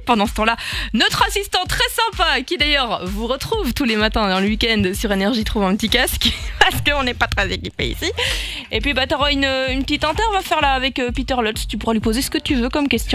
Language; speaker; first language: French; native; French